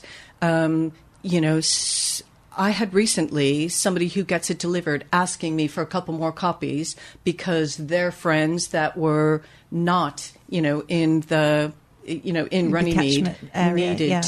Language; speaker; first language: English; native; English